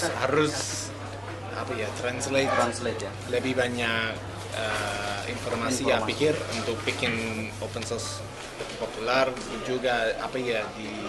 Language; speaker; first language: Indonesian; non-native, learner; English